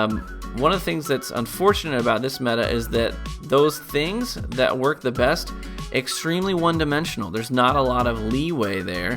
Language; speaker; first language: English; native; English